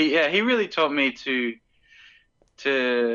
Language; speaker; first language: English; native; English